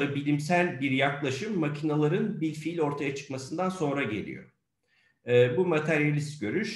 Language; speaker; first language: Turkish; native; Turkish